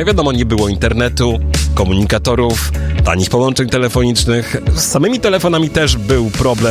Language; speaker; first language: Polish; native; Polish